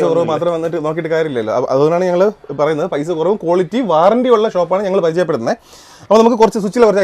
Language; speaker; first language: Malayalam; native; Malayalam